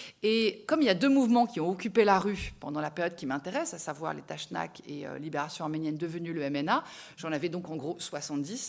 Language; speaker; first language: French; native; French